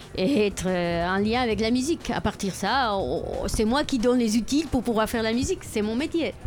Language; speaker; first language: French; non-native, fluent; Spanish